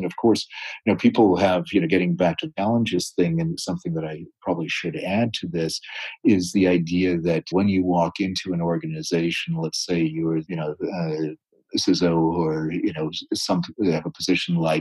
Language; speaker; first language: English; native; English